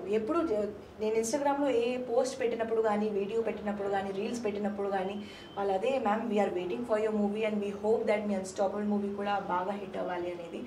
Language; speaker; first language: Telugu; non-native, local second language; Hindi